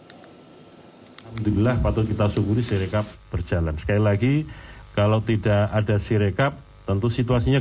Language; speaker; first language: Indonesian; native; Indonesian